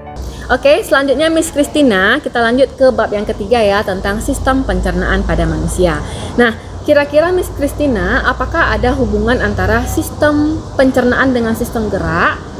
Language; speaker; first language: Indonesian; native; Indonesian